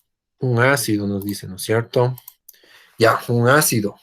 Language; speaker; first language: Spanish; native; Spanish